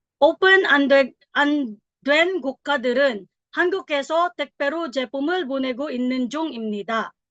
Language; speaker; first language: Korean; non-native, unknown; Filipino